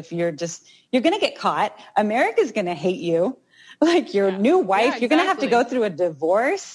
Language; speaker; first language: English; native; English